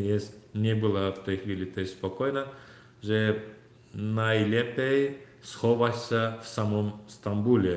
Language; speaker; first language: Polish; non-native, learner; Turkmen